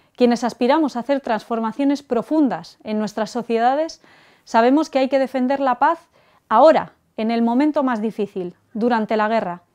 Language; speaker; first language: Spanish; native; Spanish